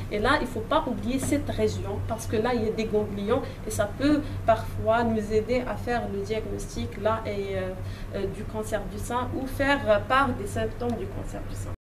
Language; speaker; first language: French; non-native, local second language; Arabic